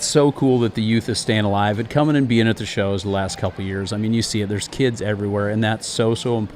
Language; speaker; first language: English; native; English